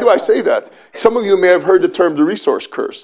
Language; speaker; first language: English; non-native, local second language; Filipino